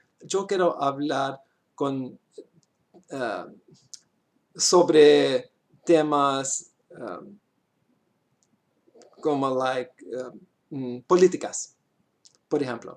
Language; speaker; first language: Spanish; non-native, learner; English